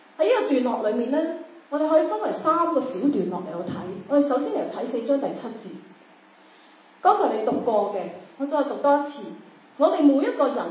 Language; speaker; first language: Chinese; non-native, local second language; Cantonese